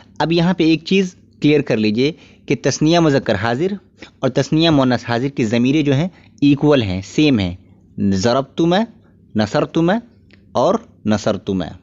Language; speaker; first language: Urdu; native; Urdu